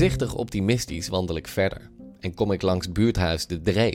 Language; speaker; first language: Dutch; native; Dutch